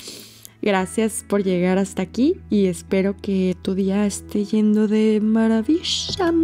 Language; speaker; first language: Spanish; native; Spanish